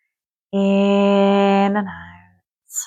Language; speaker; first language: English; native; English